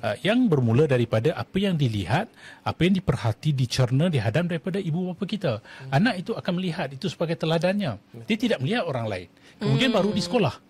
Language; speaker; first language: Malay; non-native, local second language; Tamil